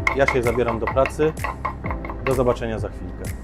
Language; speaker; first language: Polish; native; Polish